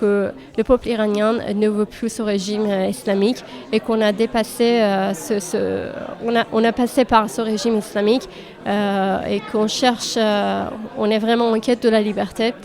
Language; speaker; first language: French; non-native, fluent; Persian